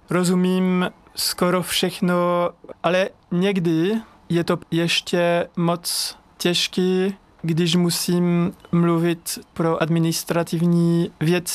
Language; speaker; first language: Czech; non-native, learner; French